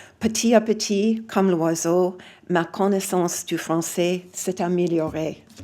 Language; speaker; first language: French; non-native, fluent; English